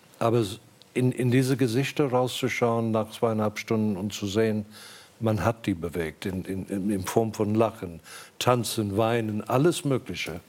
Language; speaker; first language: German; non-native, fluent; English